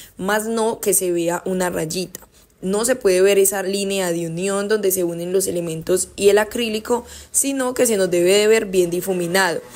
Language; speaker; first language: Spanish; native; Spanish